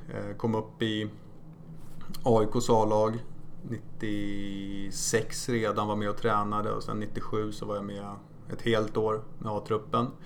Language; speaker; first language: Swedish; early bilingual, other home language; Polish